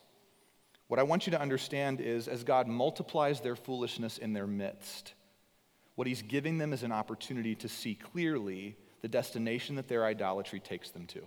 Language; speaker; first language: English; native; English